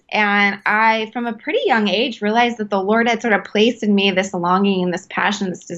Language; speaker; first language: English; native; English